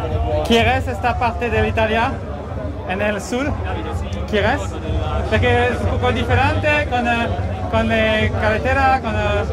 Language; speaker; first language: Spanish; non-native, learner; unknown